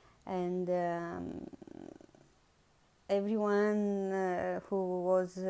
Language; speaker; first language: English; non-native, learner; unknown